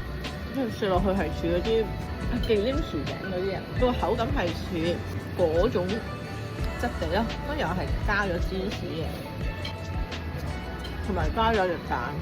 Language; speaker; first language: Cantonese; native; Cantonese